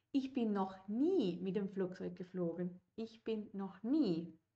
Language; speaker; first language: German; non-native, fluent; Spanish